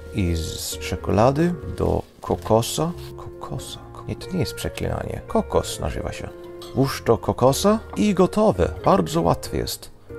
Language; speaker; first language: Polish; non-native, fluent; Swedish